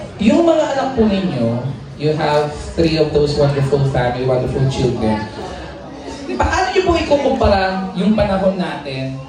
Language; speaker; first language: Filipino; native; Filipino